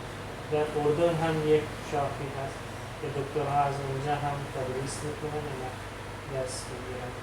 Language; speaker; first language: Persian; non-native, fluent; Urdu